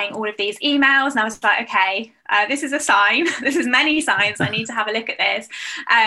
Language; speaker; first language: English; native; English